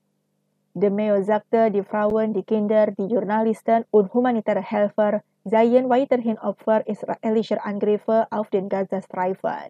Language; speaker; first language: German; non-native, fluent; Indonesian